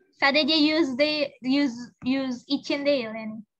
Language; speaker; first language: Turkish; non-native, learner; Indonesian